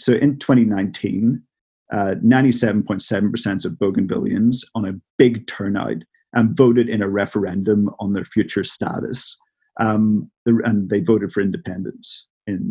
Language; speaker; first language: English; native; English